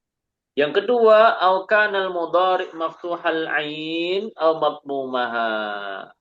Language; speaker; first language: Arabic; non-native, fluent; Indonesian